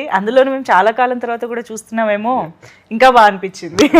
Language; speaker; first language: Telugu; native; Telugu